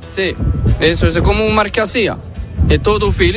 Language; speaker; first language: Spanish; non-native, learner; Arabic